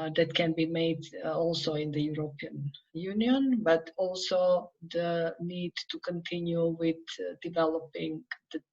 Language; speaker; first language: English; non-native, fluent; Macedonian